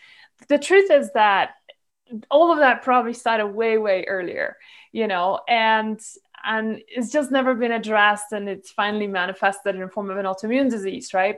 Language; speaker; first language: English; non-native, local second language; Polish